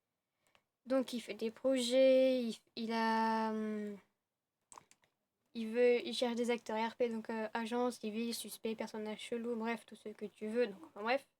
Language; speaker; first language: French; native; French